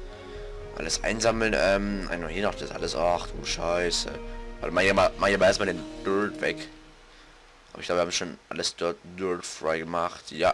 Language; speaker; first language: German; native; German